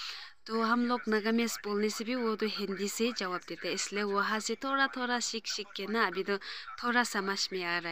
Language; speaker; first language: Hindi; non-native, local second language; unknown